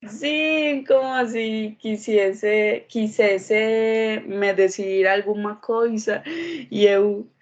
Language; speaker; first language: Portuguese; non-native, learner; Spanish